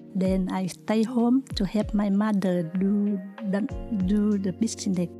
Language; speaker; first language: English; non-native, learner; Vietnamese